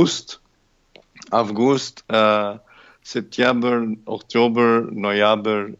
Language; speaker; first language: Russian; non-native, learner; English